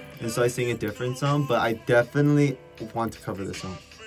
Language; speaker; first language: English; early bilingual, other home language; Korean